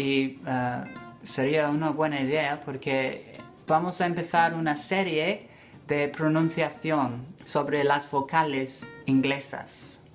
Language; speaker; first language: Spanish; non-native, fluent; English